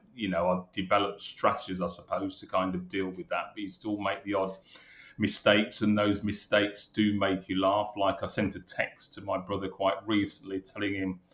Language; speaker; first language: English; native; English